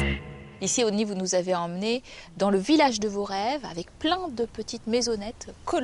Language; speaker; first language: French; native; French